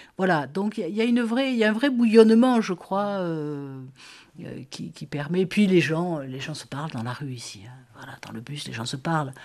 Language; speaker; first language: French; native; French